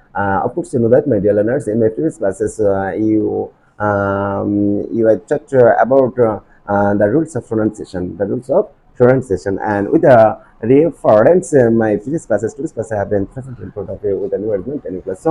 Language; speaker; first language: English; non-native, local second language; Bangla